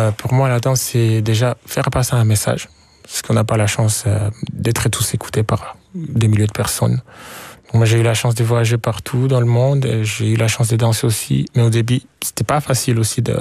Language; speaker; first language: French; non-native, local second language; Swahili